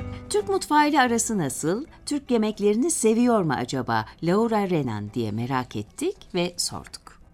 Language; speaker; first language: Turkish; native; Turkish